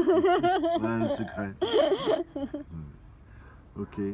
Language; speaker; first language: French; native; French